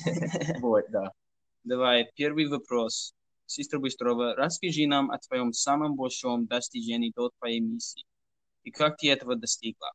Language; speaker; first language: Russian; non-native, fluent; English